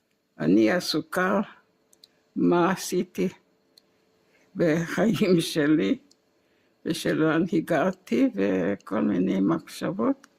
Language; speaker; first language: Hebrew; non-native, fluent; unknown